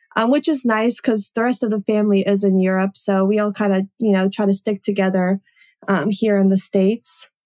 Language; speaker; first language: English; early bilingual, other home language; Polish